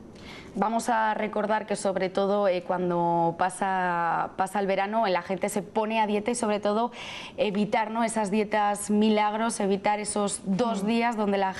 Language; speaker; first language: Spanish; native; Spanish